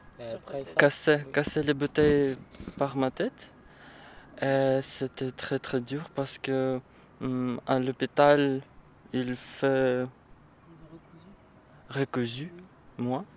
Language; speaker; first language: French; non-native, learner; Ukrainian